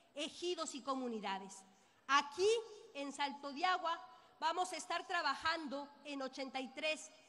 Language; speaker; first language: Spanish; native; Spanish